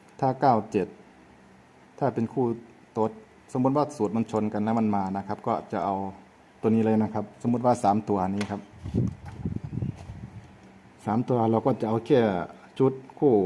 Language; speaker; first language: Thai; native; Thai